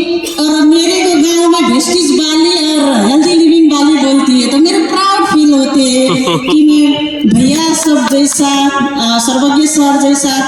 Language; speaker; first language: Hindi; non-native, learner; Nepali